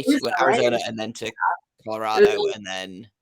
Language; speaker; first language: English; native; English